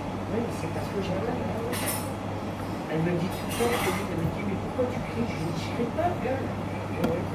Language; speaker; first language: French; native; French